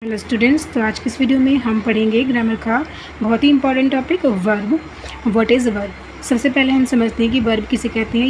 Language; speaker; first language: Hindi; native; Hindi